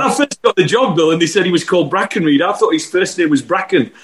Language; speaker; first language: English; native; English